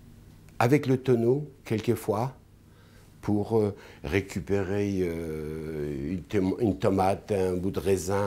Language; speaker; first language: French; non-native, fluent; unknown